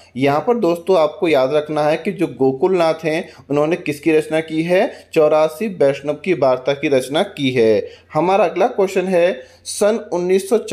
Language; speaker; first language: Hindi; native; Hindi